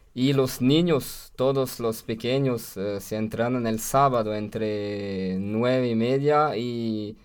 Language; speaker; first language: Spanish; non-native, fluent; French